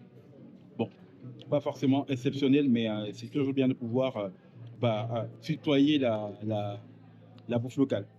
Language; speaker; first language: French; native; French